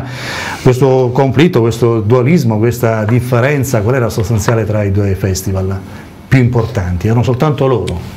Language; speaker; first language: Italian; native; Italian